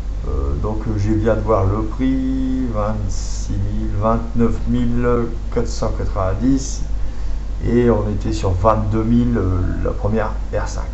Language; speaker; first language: French; native; French